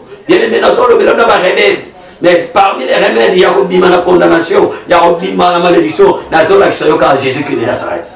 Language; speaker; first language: French; non-native, local second language; Lingala